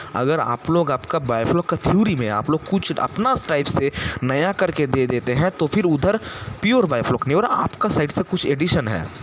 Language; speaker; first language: Hindi; non-native, local second language; Bangla